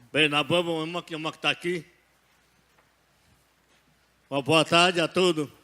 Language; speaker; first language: Portuguese; non-native, local second language; Yanomámi